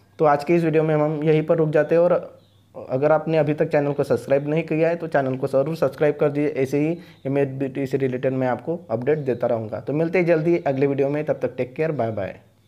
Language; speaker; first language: Hindi; non-native, local second language; Marathi